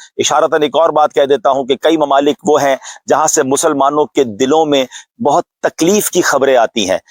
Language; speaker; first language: Urdu; native; Urdu